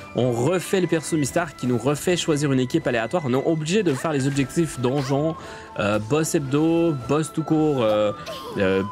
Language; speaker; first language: French; native; French